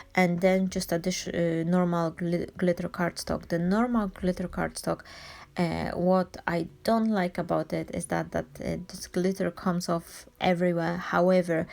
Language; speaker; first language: English; non-native, fluent; Polish